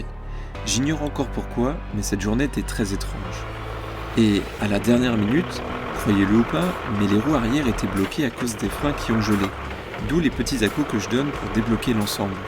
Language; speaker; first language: French; native; French